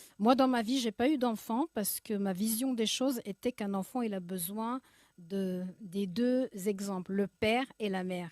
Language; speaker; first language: French; early bilingual, other home language; Arabic